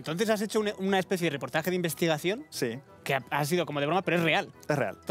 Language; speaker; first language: Spanish; native; Spanish